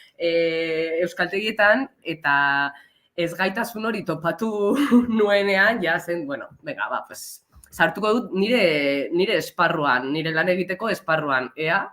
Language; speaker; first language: Basque; non-native, local second language; Spanish